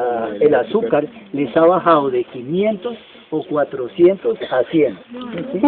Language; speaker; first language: Spanish; native; Spanish